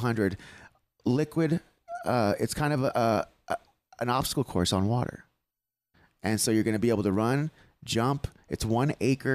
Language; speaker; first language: English; native; English